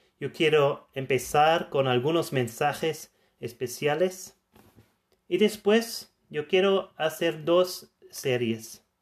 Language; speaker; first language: Spanish; non-native, fluent; German